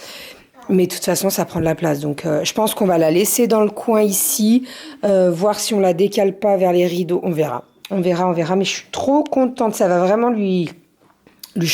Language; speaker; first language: French; native; French